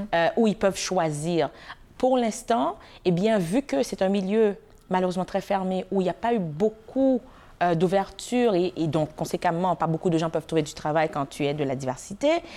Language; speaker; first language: French; non-native, local second language; Haitian Creole